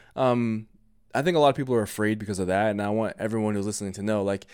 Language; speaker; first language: English; native; English